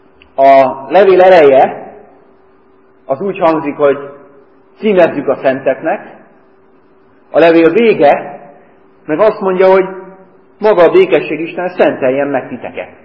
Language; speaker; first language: Hungarian; native; Hungarian